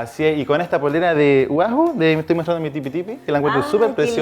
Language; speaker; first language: Spanish; native; Spanish